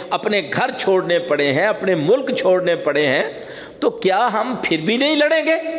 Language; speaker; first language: Urdu; native; Urdu